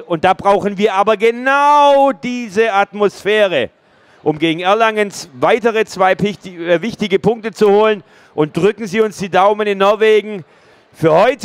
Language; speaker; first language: German; native; German